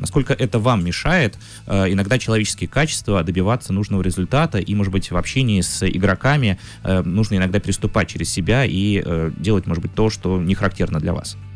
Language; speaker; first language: Russian; native; Russian